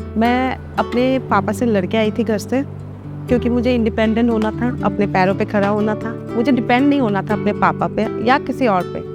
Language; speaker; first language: Hindi; non-native, local second language; Assamese